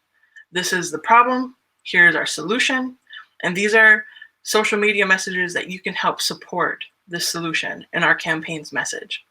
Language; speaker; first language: English; native; English